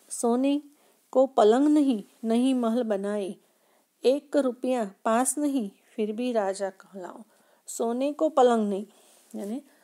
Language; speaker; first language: Hindi; non-native, local second language; Gujarati